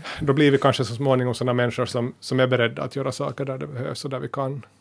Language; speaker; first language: Swedish; native; Swedish